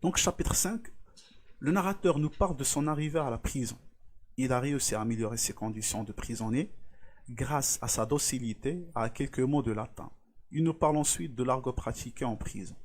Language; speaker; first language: French; non-native, local second language; Arabic